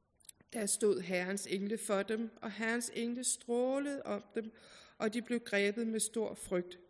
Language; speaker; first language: Danish; native; Danish